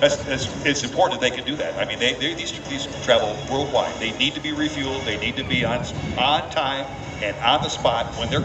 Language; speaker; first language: English; native; English